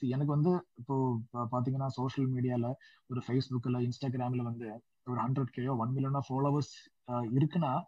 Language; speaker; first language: Tamil; non-native, local second language; Malayalam